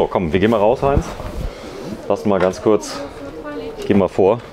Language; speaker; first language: German; native; German